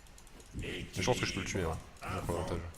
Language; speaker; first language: French; native; French